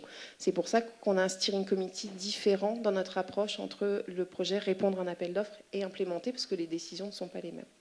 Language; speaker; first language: French; native; French